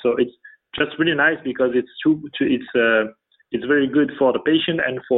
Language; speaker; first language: English; non-native, fluent; French